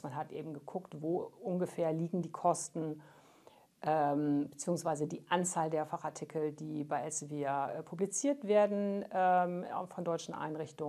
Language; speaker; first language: German; native; German